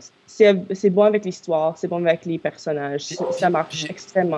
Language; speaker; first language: French; non-native, local second language; English